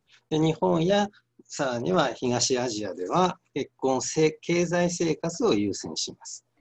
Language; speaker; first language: Japanese; native; Japanese